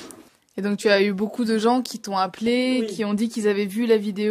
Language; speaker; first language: French; native; French